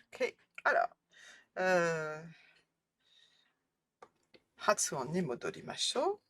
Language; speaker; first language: Japanese; non-native, fluent; French